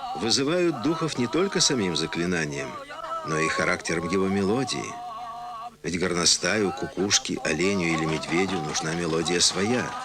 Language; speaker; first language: Russian; native; Russian